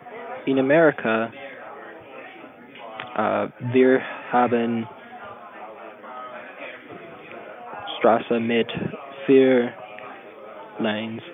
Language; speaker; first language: German; non-native, learner; English